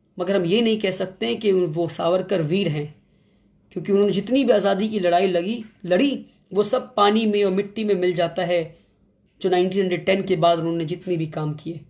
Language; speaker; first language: Hindi; non-native, local second language; Kannada